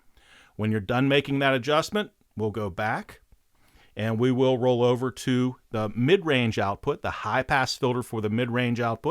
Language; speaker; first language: English; native; English